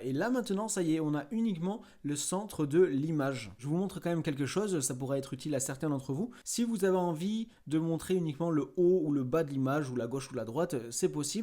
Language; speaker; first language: French; native; French